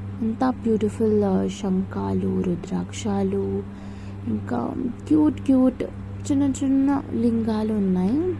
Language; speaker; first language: Telugu; non-native, local second language; Marathi